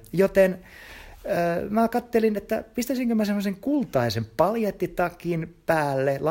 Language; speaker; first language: Finnish; native; Finnish